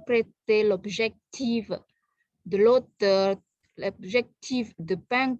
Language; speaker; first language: French; non-native, fluent; Indonesian